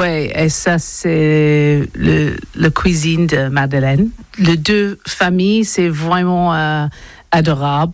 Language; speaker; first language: French; non-native, learner; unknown